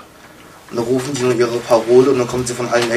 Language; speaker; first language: German; early bilingual, other home language; Kurdish